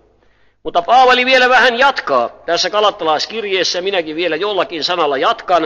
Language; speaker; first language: Finnish; native; Finnish